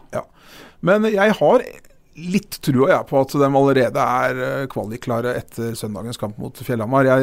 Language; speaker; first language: Norwegian; native; Norwegian